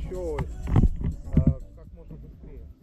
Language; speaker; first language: Russian; native; Russian